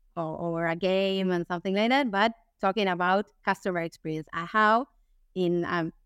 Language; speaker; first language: English; non-native, fluent; Spanish